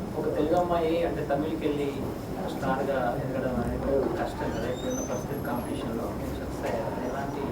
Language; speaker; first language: Telugu; native; Telugu